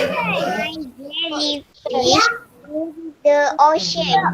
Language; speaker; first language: English; non-native, learner; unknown